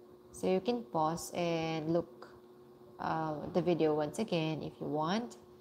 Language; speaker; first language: English; non-native, local second language; Filipino